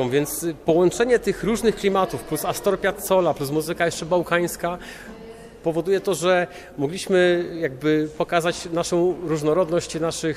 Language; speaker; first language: Polish; native; Polish